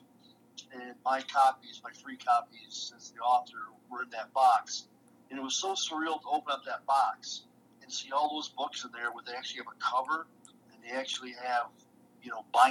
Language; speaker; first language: English; native; English